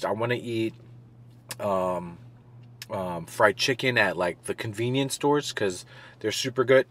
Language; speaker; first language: English; native; English